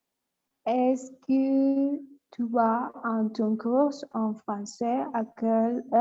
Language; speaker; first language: French; non-native, learner; Spanish